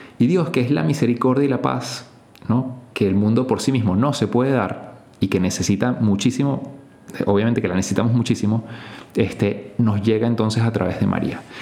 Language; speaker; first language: Spanish; native; Spanish